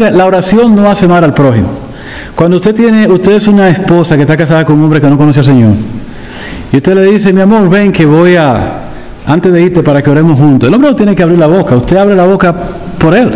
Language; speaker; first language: Spanish; native; Spanish